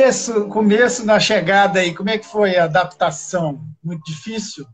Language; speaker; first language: Portuguese; native; Portuguese